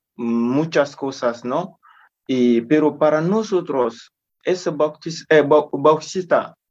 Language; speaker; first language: Spanish; non-native, fluent; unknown